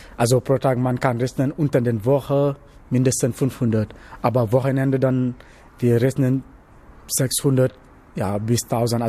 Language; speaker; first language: German; non-native, learner; Wolof